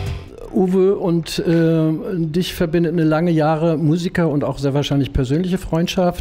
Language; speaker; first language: German; native; German